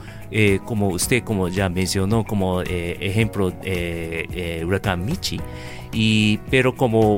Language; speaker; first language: Spanish; non-native, learner; Japanese